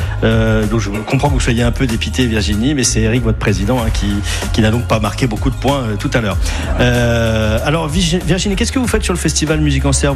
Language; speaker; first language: French; native; French